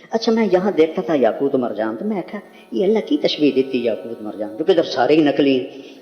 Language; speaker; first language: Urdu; non-native, local second language; Punjabi